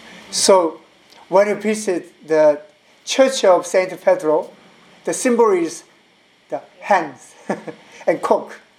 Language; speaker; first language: English; non-native, learner; Korean